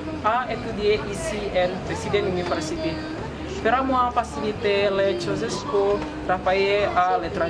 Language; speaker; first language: French; non-native, learner; Indonesian